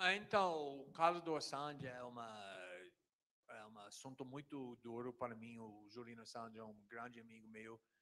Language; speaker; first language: Portuguese; non-native, fluent; English